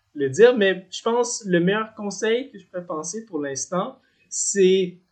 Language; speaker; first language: French; native; French